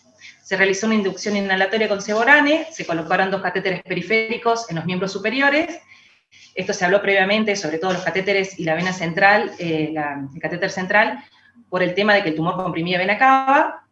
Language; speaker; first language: Spanish; native; Spanish